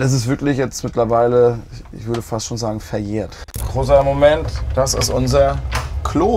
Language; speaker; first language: German; native; German